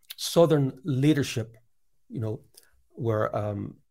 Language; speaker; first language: English; native; English